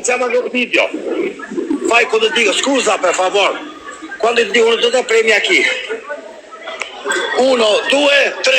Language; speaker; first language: Italian; non-native, learner; Albanian